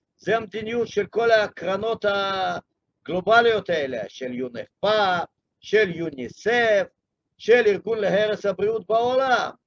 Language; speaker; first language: Hebrew; non-native, fluent; Russian